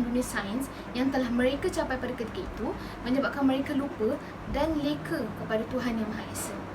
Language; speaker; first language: Malay; native; Malay